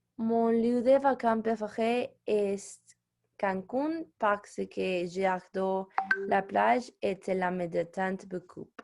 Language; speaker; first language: French; non-native, learner; Spanish